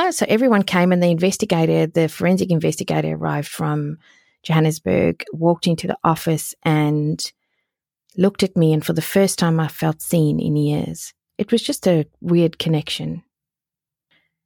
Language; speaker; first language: English; native; English